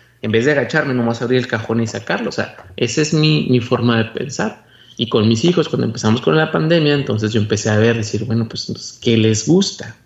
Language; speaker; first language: Spanish; native; Spanish